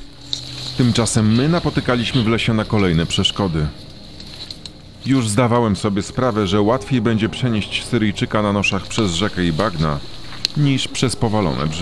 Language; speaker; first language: Polish; native; Polish